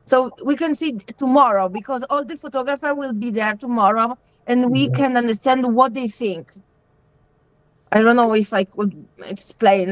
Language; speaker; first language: English; non-native, learner; Italian